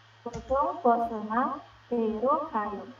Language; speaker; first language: Korean; non-native, learner; Indonesian